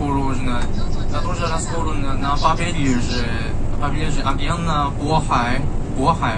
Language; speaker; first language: Russian; non-native, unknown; Chinese